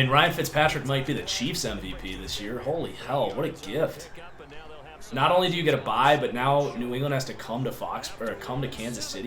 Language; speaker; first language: English; native; English